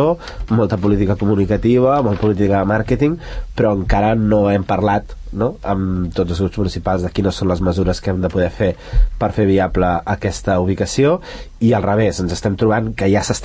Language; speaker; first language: Catalan; native; Catalan